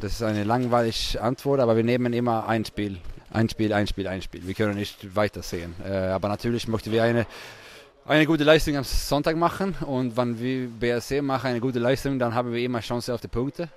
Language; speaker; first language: German; non-native, fluent; Swedish